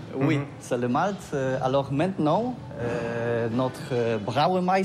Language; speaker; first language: French; non-native, learner; Polish